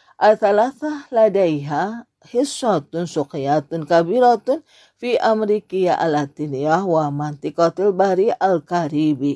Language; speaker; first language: Arabic; non-native, fluent; Indonesian